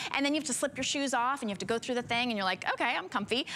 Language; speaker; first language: English; native; English